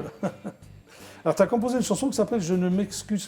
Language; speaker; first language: French; native; French